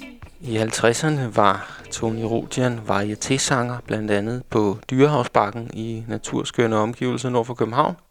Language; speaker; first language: Danish; native; Danish